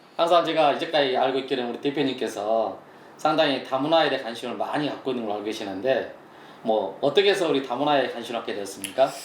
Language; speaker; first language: Korean; native; Korean